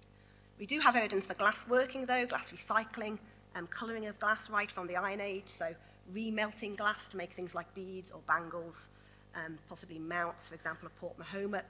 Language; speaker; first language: English; native; English